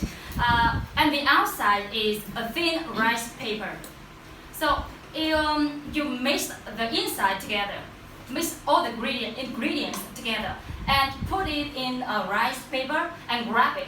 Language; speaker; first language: English; non-native, learner; Vietnamese